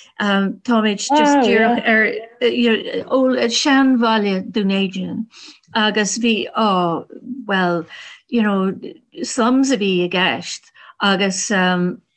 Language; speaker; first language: Irish; non-native, learner; English